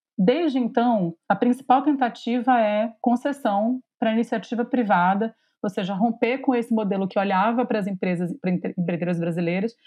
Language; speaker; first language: Portuguese; native; Portuguese